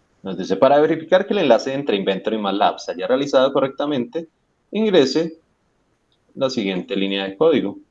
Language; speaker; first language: Spanish; native; Spanish